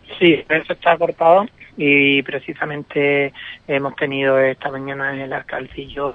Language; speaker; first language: Spanish; native; Spanish